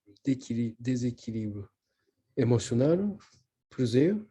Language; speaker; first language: French; non-native, learner; Japanese